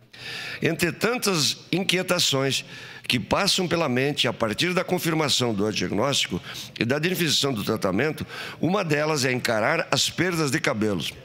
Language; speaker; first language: Portuguese; native; Portuguese